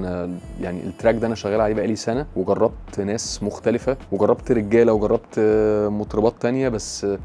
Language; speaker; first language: Arabic; native; Arabic